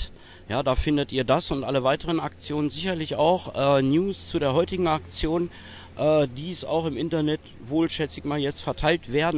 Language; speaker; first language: German; native; German